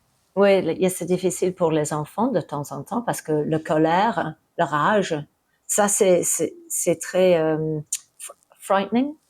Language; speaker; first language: French; early bilingual, heritage; English